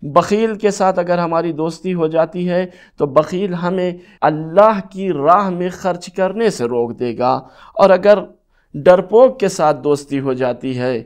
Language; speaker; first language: Urdu; native; Urdu